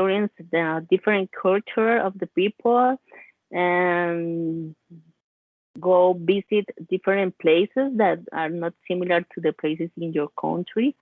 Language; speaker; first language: English; non-native, learner; Spanish